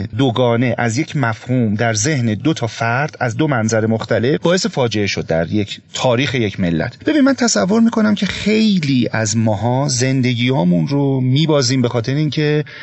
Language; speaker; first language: Persian; native; Persian